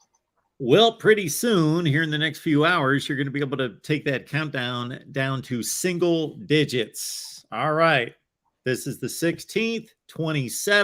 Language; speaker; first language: English; native; English